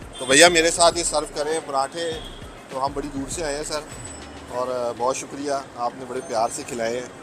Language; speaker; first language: Urdu; non-native, local second language; Punjabi